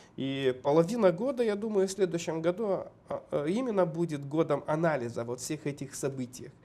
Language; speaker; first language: Russian; non-native, local second language; Romanian